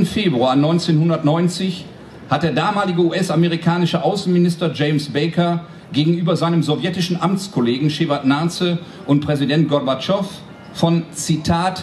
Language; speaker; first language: German; native; German